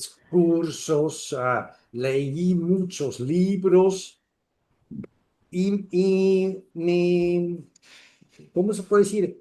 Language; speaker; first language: Spanish; non-native, fluent; German